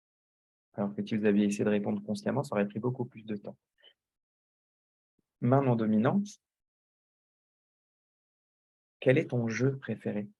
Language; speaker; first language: French; native; French